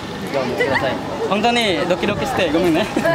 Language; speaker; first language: Japanese; non-native, learner; Indonesian